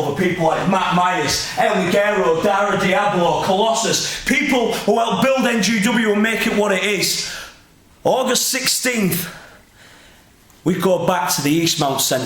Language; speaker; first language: English; native; English